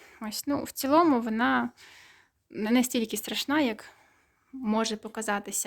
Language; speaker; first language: Ukrainian; native; Ukrainian